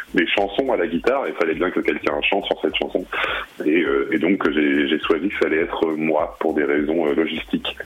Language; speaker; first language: French; early bilingual, other home language; Arabic